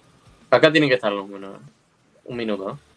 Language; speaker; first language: Spanish; native; Spanish